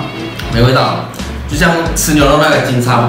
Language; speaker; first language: Chinese; native; Chinese